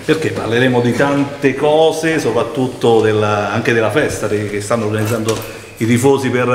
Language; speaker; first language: Italian; native; Italian